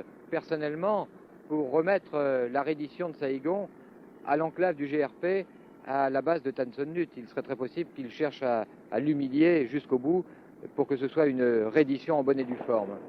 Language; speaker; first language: French; native; French